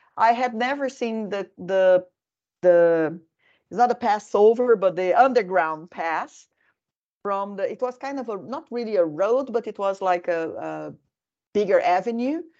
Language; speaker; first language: English; non-native, fluent; Portuguese